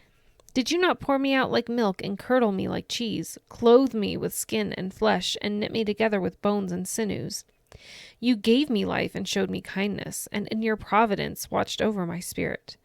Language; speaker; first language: English; native; English